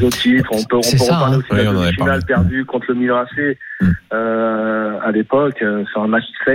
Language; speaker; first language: French; native; French